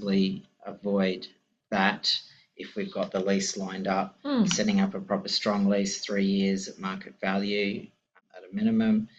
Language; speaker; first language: English; native; English